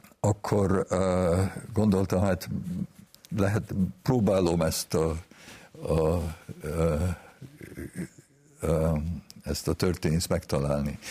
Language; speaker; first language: Hungarian; early bilingual, heritage; Hungarian